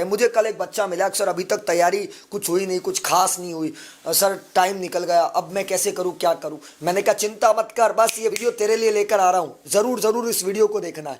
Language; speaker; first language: Hindi; native; Hindi